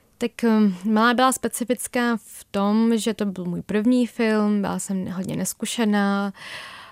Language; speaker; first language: Czech; early bilingual, other home language; Vietnamese